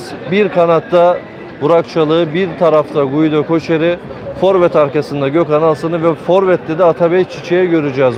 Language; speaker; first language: Turkish; native; Turkish